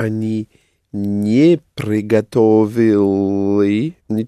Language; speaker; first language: Russian; non-native, learner; English